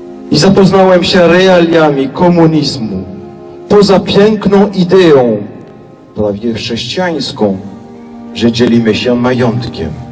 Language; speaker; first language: Polish; non-native, fluent; French